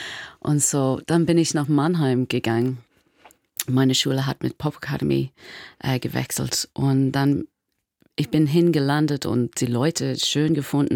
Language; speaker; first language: German; non-native, learner; English